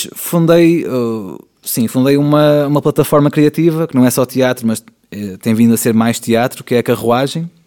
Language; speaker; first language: Portuguese; native; Portuguese